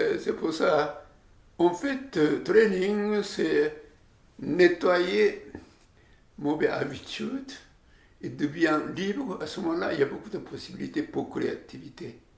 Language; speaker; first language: French; non-native, learner; Japanese